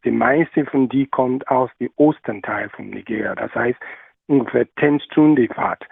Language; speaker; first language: German; non-native, learner; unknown